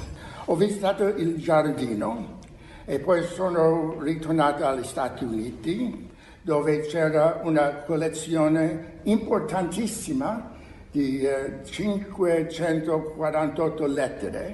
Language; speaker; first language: Italian; non-native, learner; English